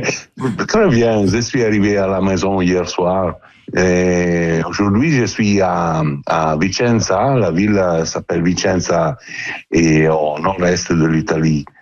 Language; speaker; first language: French; non-native, learner; Italian